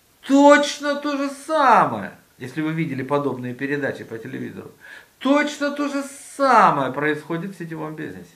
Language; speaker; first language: Russian; native; Russian